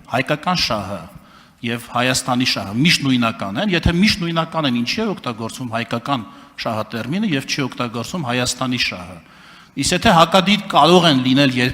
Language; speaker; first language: Armenian; native; Armenian